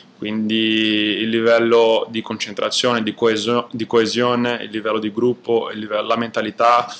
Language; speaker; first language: Italian; non-native, fluent; Portuguese